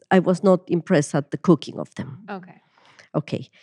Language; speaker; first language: English; non-native, fluent; Spanish